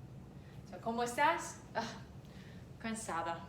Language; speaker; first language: Spanish; non-native, fluent; English